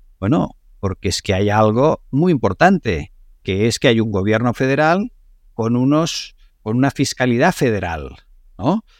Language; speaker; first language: Spanish; non-native, local second language; Catalan